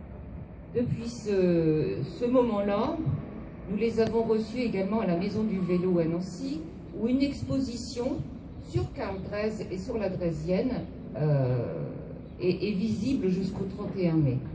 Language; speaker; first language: French; native; French